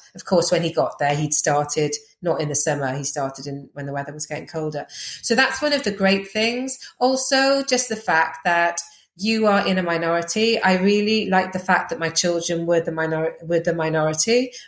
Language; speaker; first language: English; native; English